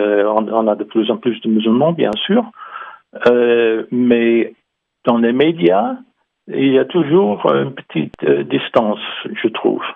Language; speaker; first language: French; non-native, fluent; English